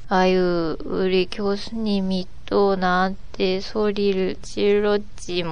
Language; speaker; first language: Korean; non-native, learner; Japanese